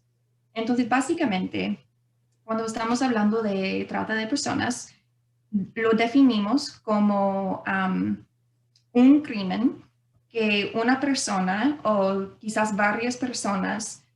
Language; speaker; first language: Spanish; non-native, fluent; English